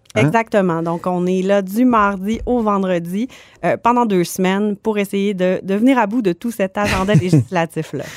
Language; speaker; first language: French; native; French